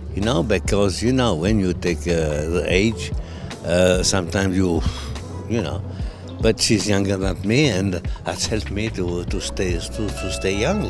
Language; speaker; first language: English; non-native, fluent; French